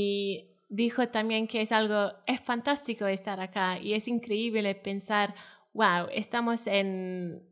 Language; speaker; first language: Spanish; non-native, fluent; Welsh